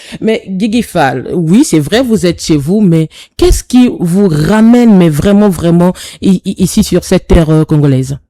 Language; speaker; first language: French; non-native, local second language; Lingala